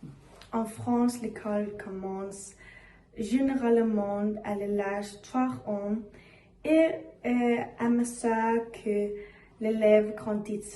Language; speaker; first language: French; non-native, learner; Danish